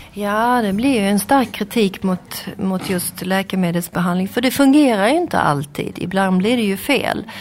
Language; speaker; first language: Swedish; native; Swedish